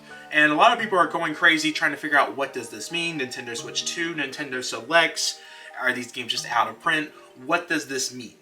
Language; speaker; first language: English; native; English